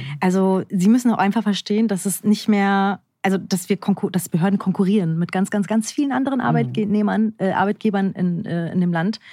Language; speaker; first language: German; early bilingual, other home language; Turkish